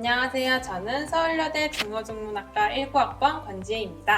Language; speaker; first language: Korean; native; Korean